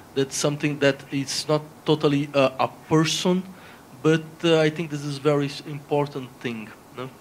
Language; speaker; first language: English; non-native, fluent; Spanish